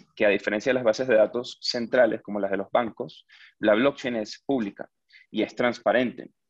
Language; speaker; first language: Spanish; native; Spanish